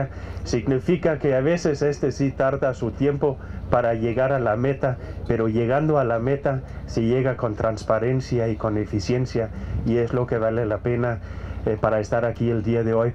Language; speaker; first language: Spanish; non-native, fluent; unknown